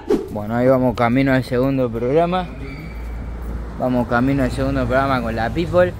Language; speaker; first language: Spanish; native; Spanish